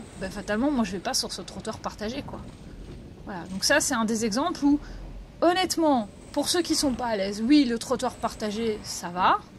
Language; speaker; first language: French; native; French